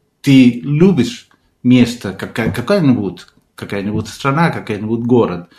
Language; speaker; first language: Russian; non-native, fluent; Spanish